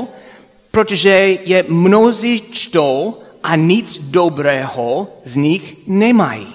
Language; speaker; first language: Czech; non-native, fluent; English